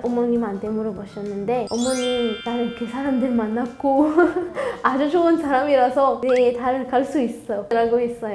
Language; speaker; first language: Korean; non-native, fluent; Arabic